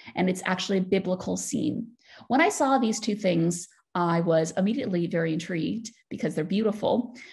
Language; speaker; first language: English; native; English